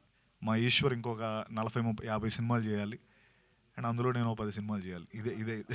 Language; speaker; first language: Telugu; native; Telugu